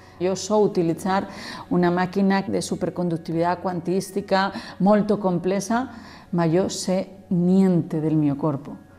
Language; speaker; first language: Italian; non-native, learner; Spanish